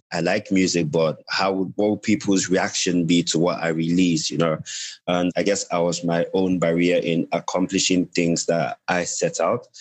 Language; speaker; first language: English; non-native, local second language; Yoruba